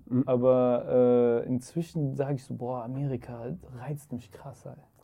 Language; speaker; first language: German; early bilingual, other home language; Arabic